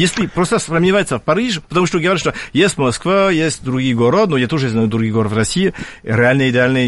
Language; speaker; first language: Russian; non-native, fluent; French